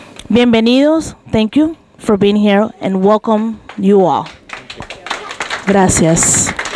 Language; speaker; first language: English; non-native, fluent; Spanish